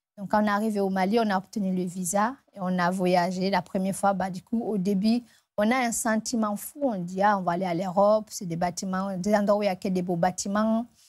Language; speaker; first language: French; non-native, local second language; Fula